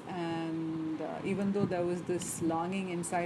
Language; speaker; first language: English; non-native, local second language; Malayalam